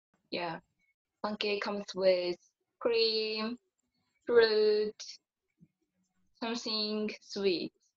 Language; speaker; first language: English; non-native, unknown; Japanese